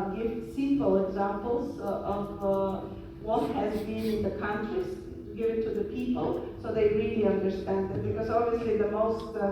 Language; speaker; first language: English; non-native, fluent; Bulgarian